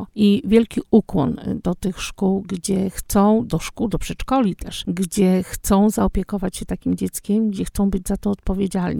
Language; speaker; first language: Polish; native; Polish